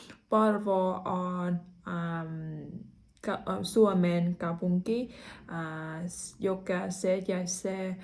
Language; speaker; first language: Finnish; non-native, learner; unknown